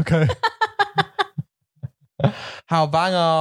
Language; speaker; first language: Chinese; non-native, learner; English